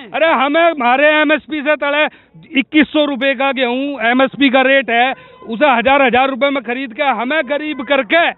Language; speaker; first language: Hindi; native; Hindi